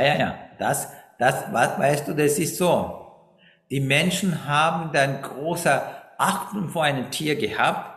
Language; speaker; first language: German; non-native, fluent; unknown